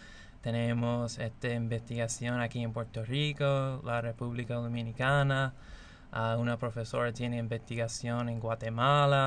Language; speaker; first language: Spanish; non-native, fluent; English